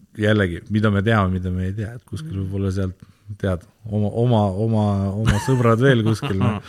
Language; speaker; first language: Estonian; non-native, local second language; Russian